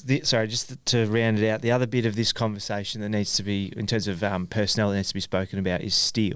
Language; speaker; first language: English; native; English